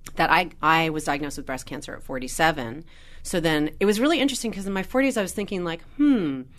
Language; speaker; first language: English; native; English